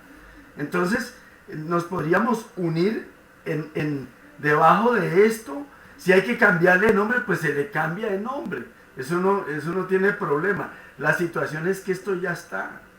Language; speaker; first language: Spanish; native; Spanish